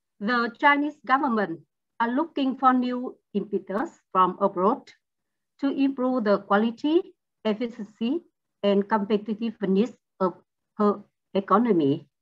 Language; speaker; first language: English; non-native, learner; Vietnamese